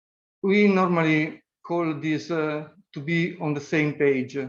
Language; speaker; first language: English; non-native, fluent; Italian